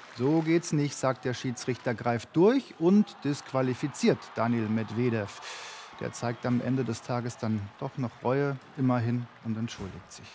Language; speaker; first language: German; native; German